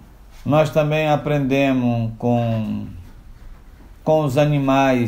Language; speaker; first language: Portuguese; non-native, local second language; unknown